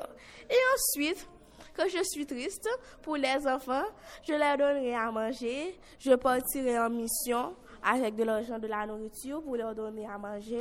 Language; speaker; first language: French; non-native, local second language; Haitian Creole